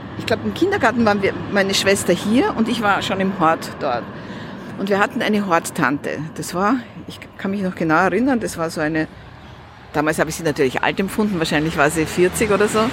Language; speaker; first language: German; early bilingual, other home language; Russian